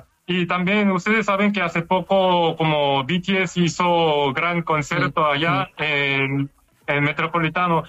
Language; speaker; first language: Spanish; non-native, fluent; Korean